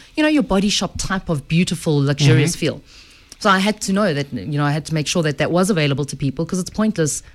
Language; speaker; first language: English; native; English